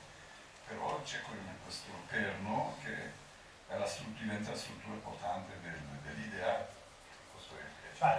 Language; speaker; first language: Italian; non-native, fluent; Persian